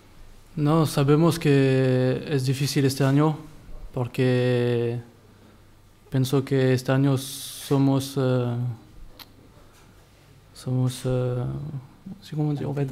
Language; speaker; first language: Spanish; non-native, learner; French